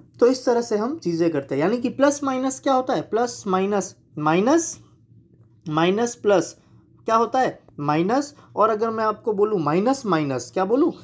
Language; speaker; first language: Hindi; non-native, local second language; Gujarati